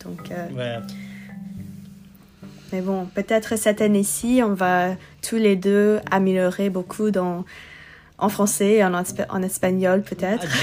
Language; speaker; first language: French; non-native, learner; English